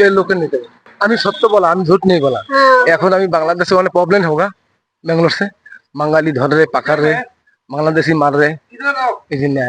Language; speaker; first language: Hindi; non-native, learner; Bangla